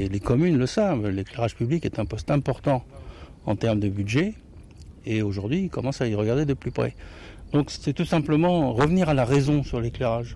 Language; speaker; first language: French; native; French